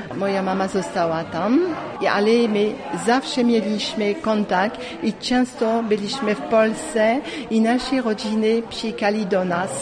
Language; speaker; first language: Polish; early bilingual, heritage; Polish